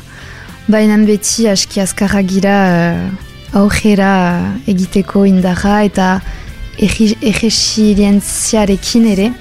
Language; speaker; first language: Basque; non-native, local second language; French